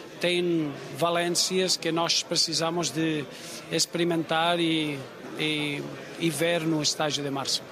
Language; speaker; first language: Portuguese; non-native, fluent; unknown